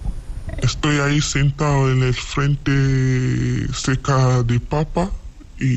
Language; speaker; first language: Spanish; non-native, learner; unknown